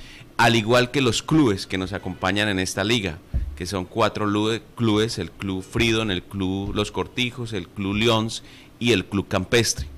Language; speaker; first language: Spanish; native; Spanish